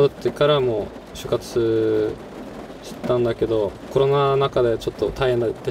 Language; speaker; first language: Japanese; non-native, fluent; Norwegian